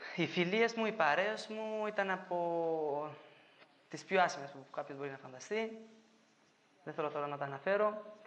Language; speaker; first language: Greek; non-native, fluent; Albanian